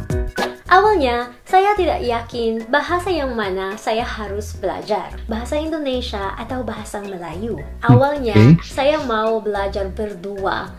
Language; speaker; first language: Indonesian; non-native, learner; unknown